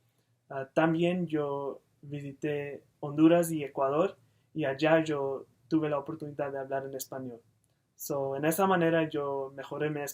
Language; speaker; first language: Spanish; non-native, fluent; English